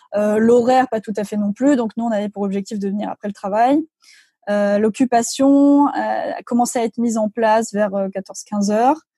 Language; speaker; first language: French; native; French